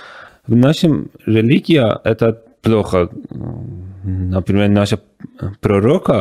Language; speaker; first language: Russian; non-native, learner; Persian